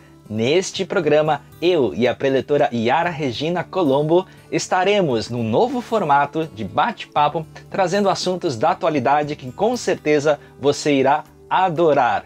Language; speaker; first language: Portuguese; native; Portuguese